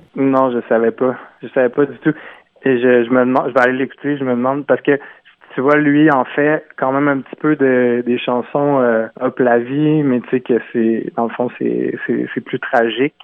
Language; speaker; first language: French; native; French